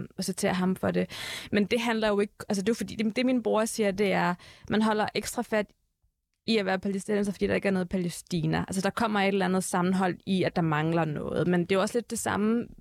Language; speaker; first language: Danish; early bilingual, other home language; Arabic